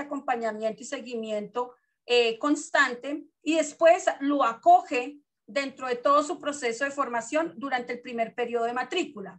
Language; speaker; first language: Spanish; native; Spanish